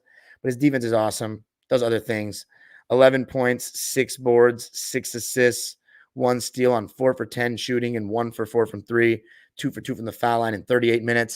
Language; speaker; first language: English; native; English